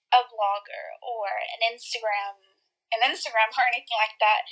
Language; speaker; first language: English; early bilingual, other home language; Spanish